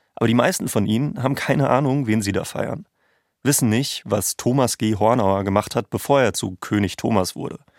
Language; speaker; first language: German; native; German